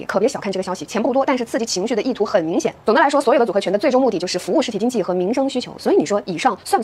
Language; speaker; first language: Chinese; native; Chinese